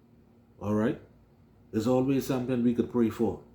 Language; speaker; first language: English; native; English